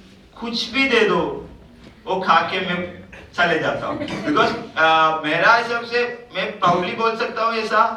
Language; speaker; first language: Hindi; non-native, local second language; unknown